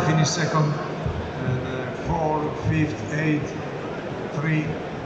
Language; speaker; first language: English; non-native, learner; Italian